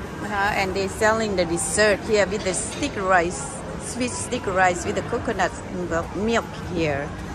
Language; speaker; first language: English; non-native, learner; Thai